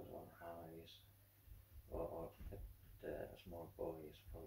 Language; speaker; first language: English; non-native, learner; Finnish